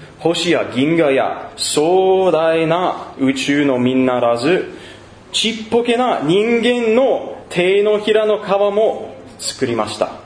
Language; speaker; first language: Japanese; non-native, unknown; English